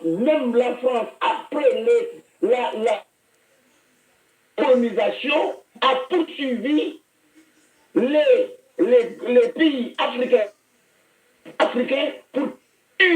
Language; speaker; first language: French; non-native, local second language; Wolof